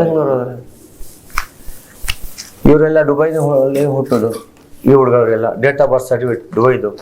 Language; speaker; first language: Kannada; non-native, local second language; Telugu